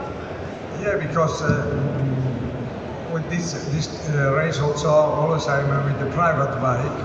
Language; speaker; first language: English; non-native, learner; Italian